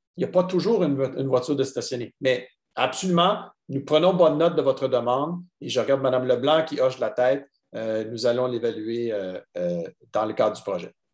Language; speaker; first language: French; native; French